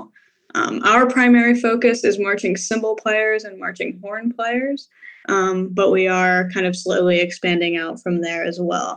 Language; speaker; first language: English; native; English